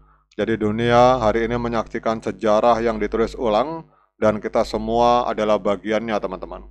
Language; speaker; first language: Indonesian; native; Indonesian